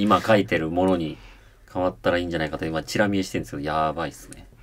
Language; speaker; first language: Japanese; native; Japanese